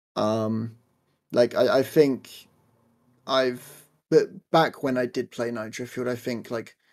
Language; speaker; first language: English; native; English